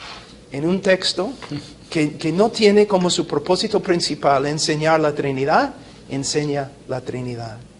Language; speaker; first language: Spanish; non-native, fluent; English